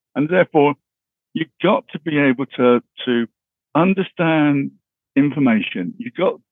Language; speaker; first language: English; native; English